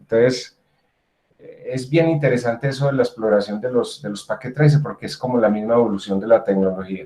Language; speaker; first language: Spanish; native; Spanish